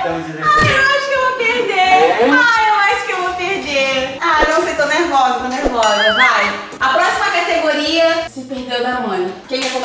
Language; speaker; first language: Portuguese; native; Portuguese